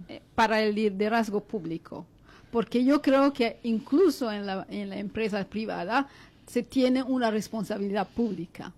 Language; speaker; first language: Spanish; non-native, fluent; Kinyarwanda